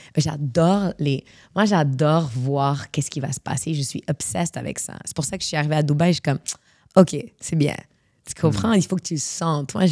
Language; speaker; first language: French; native; French